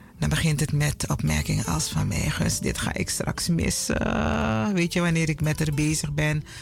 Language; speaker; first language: Dutch; native; Dutch